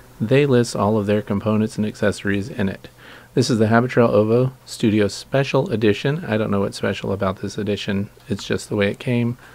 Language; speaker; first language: English; native; English